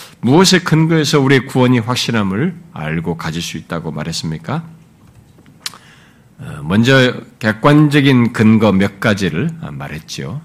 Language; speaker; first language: Korean; native; Korean